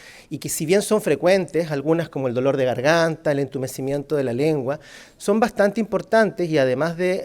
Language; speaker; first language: Spanish; native; Spanish